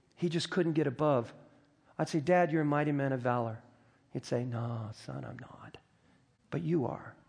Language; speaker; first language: English; native; English